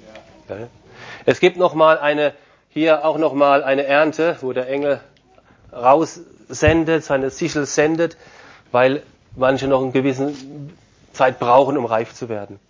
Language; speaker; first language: German; non-native, fluent; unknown